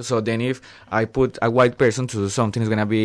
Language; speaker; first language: English; non-native, fluent; Spanish